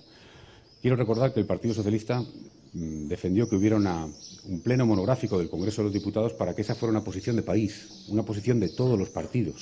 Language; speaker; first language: Spanish; native; Spanish